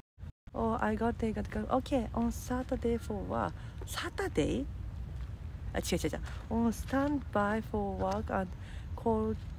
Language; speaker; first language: English; non-native, fluent; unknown